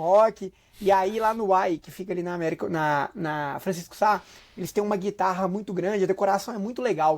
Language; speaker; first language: Portuguese; native; Portuguese